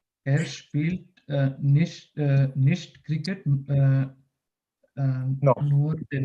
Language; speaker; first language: German; non-native, learner; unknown